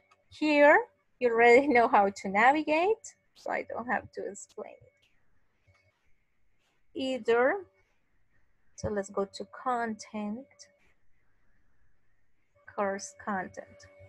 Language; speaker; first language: English; non-native, fluent; Spanish